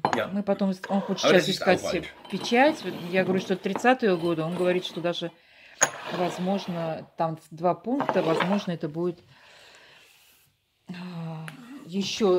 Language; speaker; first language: Russian; native; Russian